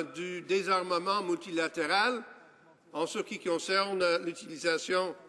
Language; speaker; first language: French; non-native, local second language; English